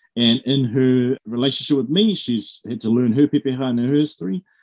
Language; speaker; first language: English; native; English